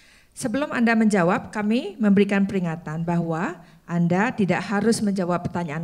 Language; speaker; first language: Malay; non-native, learner; English